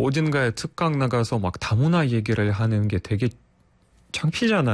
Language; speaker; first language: Korean; non-native, fluent; Russian